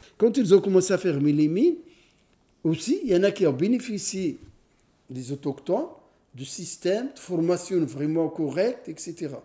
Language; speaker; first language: French; non-native, fluent; Arabic